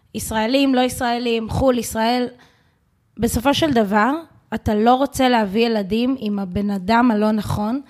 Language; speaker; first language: Hebrew; native; Hebrew